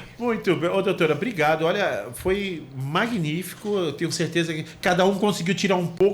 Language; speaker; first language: Portuguese; native; Portuguese